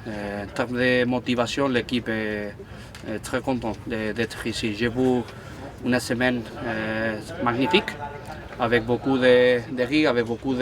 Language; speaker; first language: French; non-native, fluent; Spanish